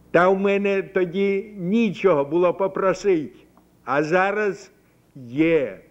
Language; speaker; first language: Ukrainian; native; Ukrainian